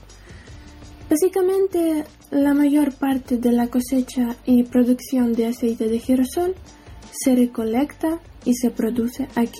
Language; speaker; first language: Spanish; non-native, learner; Ukrainian